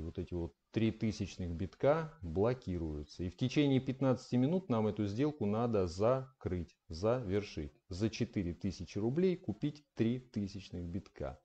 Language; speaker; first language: Russian; native; Russian